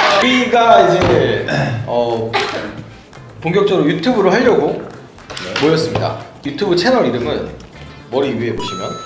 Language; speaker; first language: Korean; native; Korean